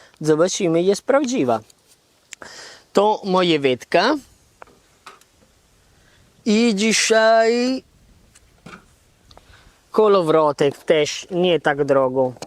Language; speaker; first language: Polish; non-native, learner; Italian